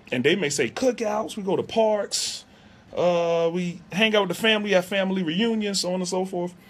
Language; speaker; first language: English; native; English